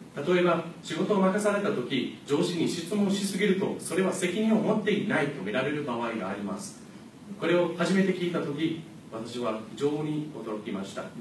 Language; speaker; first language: Japanese; non-native, fluent; English